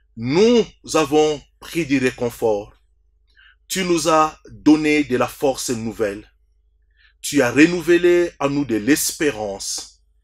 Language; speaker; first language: French; non-native, local second language; Swahili